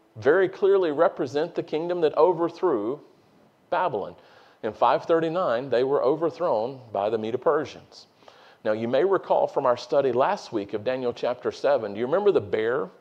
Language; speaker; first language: English; native; English